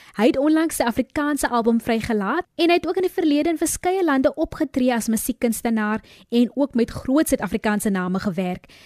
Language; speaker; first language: Afrikaans; native; Afrikaans